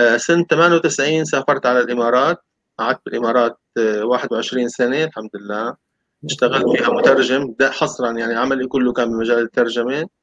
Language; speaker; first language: Arabic; native; Arabic